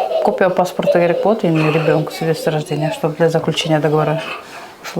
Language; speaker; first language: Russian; non-native, local second language; Kyrgyz